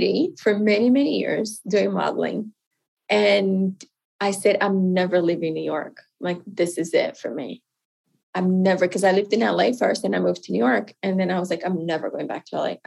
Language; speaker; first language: English; non-native, fluent; Portuguese